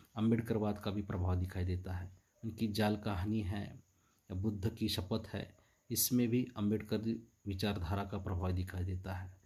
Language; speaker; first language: Hindi; non-native, local second language; Marathi